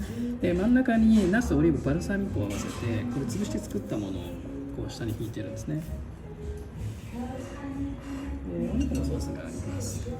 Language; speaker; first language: Japanese; native; Japanese